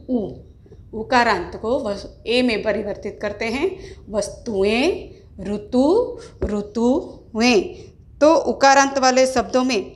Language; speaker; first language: Hindi; non-native, local second language; Gujarati